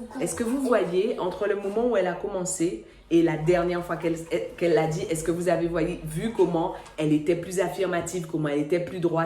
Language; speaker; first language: French; native; French